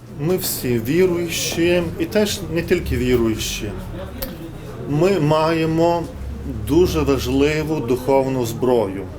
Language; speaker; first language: Ukrainian; non-native, fluent; Lithuanian